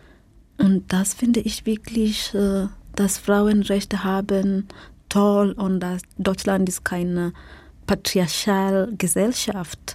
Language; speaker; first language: German; non-native, learner; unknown